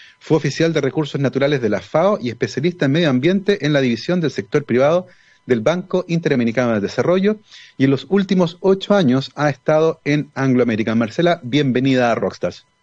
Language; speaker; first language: Spanish; native; Spanish